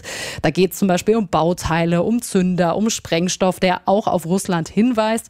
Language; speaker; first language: German; native; German